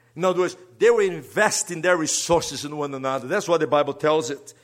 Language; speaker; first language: English; non-native, fluent; Portuguese